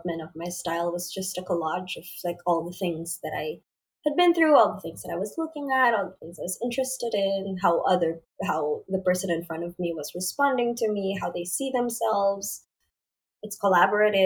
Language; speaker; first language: English; non-native, local second language; Filipino